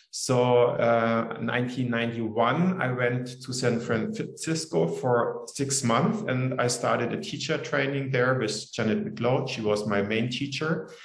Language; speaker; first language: English; non-native, fluent; German